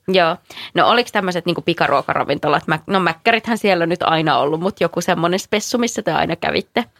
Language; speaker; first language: Finnish; native; Finnish